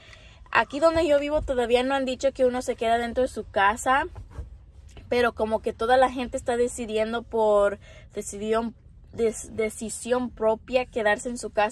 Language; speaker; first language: Spanish; early bilingual, heritage; Spanish